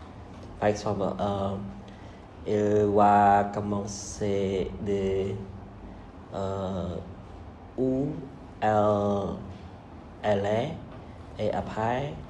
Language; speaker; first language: French; non-native, learner; Khmer